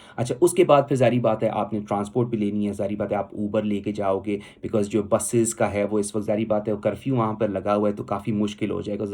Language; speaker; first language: Urdu; non-native, local second language; Punjabi